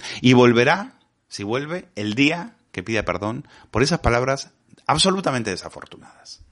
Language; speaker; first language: Spanish; native; Spanish